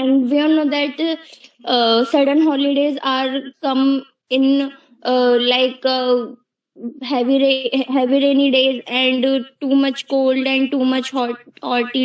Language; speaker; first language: English; non-native, learner; Hindi